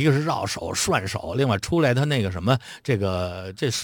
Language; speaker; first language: Chinese; native; Chinese